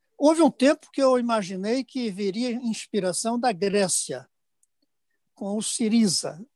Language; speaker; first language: Portuguese; native; Portuguese